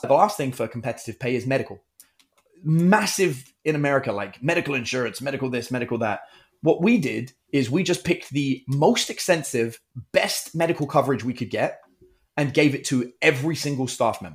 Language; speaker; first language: English; native; English